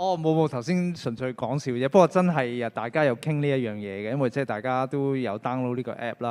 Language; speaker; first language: Cantonese; native; Cantonese